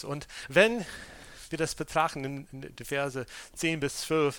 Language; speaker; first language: German; non-native, fluent; English